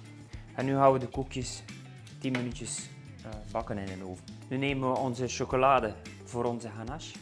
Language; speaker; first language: Dutch; native; Dutch